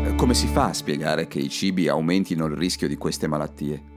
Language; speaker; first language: Italian; native; Italian